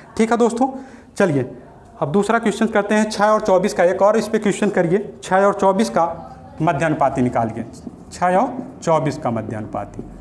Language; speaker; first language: Hindi; native; Hindi